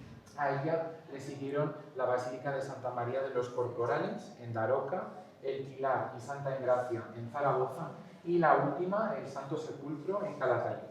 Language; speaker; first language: Spanish; native; Spanish